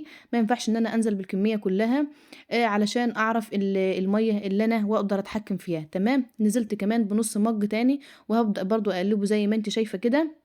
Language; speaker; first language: Arabic; native; Arabic